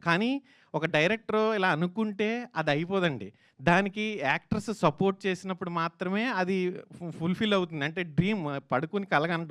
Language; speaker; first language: Telugu; native; Telugu